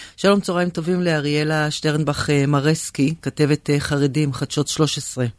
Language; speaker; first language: Hebrew; native; Hebrew